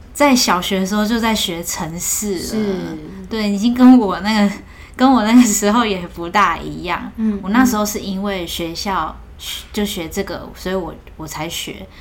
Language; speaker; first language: Chinese; native; Chinese